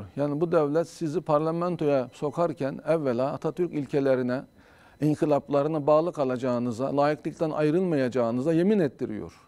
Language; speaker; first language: Turkish; native; Turkish